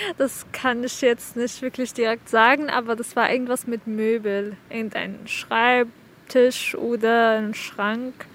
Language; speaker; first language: German; non-native, fluent; Arabic